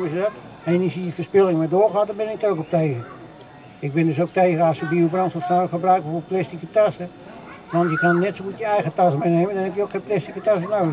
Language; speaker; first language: Dutch; native; Dutch